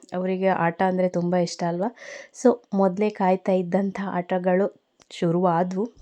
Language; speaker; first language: Kannada; non-native, local second language; Marathi